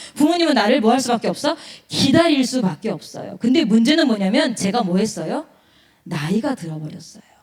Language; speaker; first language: Korean; native; Korean